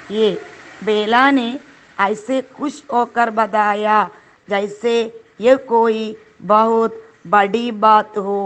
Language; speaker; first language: Hindi; non-native, local second language; Malayalam